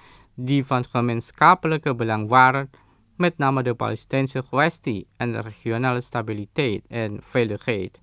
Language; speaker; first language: Dutch; non-native, fluent; Indonesian